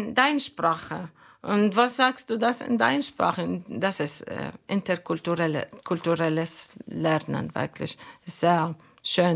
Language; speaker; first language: German; non-native, learner; Arabic